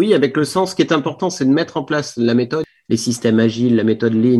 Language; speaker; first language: French; native; French